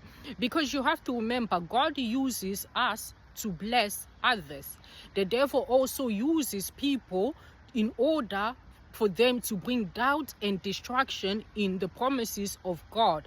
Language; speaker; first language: English; non-native, fluent; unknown